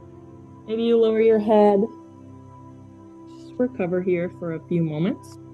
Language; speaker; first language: English; native; English